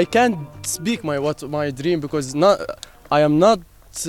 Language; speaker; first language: English; non-native, learner; Arabic